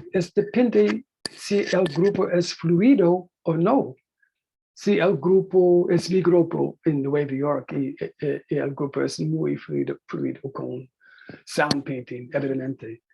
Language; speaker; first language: Spanish; non-native, learner; English